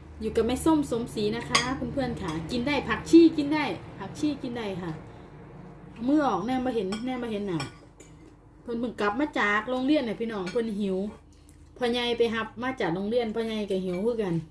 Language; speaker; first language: Thai; native; Thai